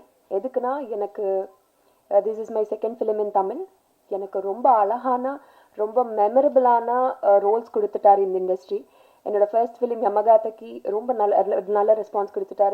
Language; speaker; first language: Tamil; non-native, learner; Telugu